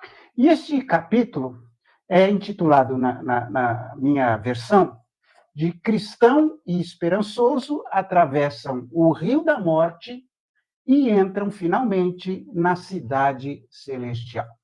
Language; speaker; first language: Portuguese; native; Portuguese